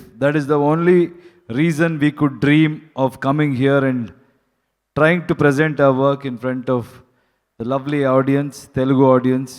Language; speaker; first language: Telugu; non-native, learner; Kannada